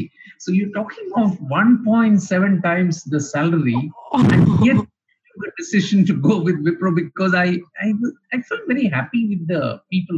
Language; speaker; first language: English; non-native, local second language; Malayalam